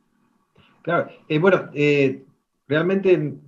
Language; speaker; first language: Spanish; native; Spanish